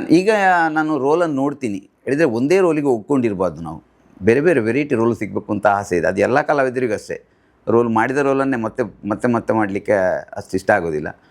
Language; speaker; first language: Kannada; non-native, local second language; Tulu